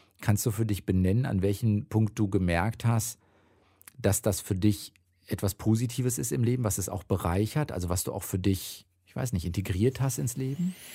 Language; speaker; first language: German; native; German